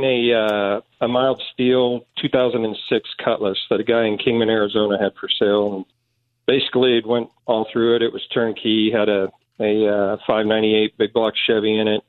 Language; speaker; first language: English; native; English